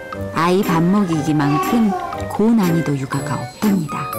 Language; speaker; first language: Korean; native; Korean